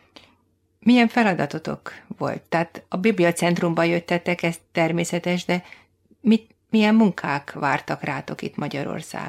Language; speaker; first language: Hungarian; native; Hungarian